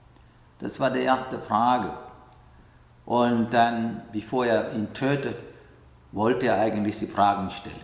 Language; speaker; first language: German; non-native, learner; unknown